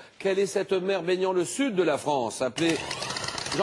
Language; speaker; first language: French; native; French